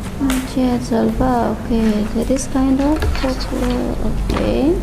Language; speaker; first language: English; non-native, fluent; Indonesian